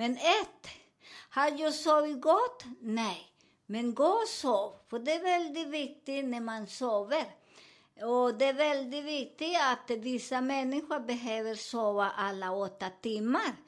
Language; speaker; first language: Swedish; non-native, fluent; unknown